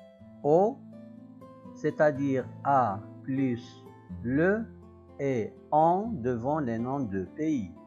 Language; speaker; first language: French; non-native, local second language; Arabic